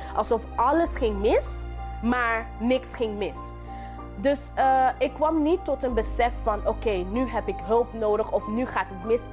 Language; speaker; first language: Dutch; non-native, local second language; English